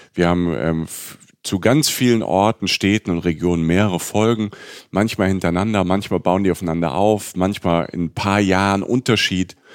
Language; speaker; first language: German; native; German